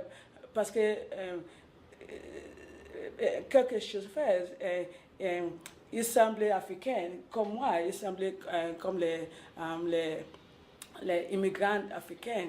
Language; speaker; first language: French; non-native, local second language; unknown